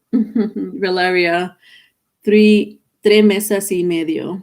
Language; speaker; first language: Spanish; early bilingual, heritage; Spanish